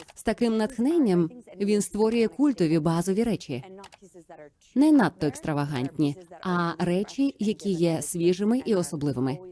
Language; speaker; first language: Ukrainian; non-native, fluent; Spanish